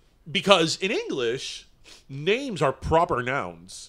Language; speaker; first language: English; early bilingual, other home language; Spanish